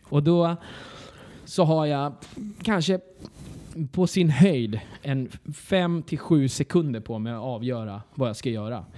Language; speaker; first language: Swedish; early bilingual, other home language; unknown